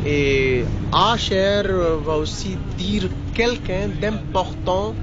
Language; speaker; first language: French; non-native, learner; Hindi